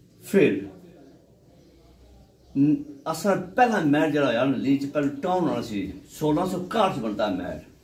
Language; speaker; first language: Urdu; non-native, local second language; Punjabi